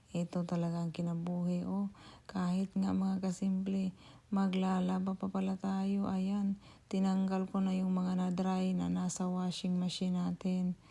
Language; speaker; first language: Filipino; non-native, local second language; Cebuano